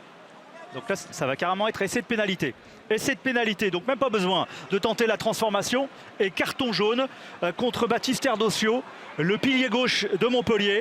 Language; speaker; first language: French; native; French